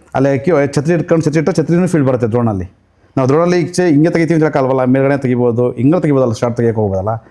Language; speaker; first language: Kannada; native; Kannada